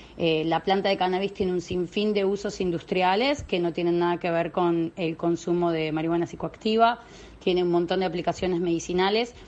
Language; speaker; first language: Spanish; native; Spanish